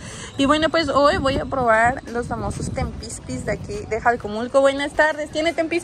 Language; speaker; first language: Spanish; native; Spanish